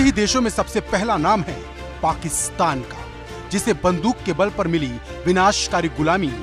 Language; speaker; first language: Hindi; native; Hindi